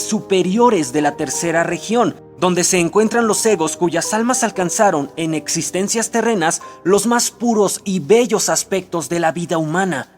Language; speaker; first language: Spanish; native; Spanish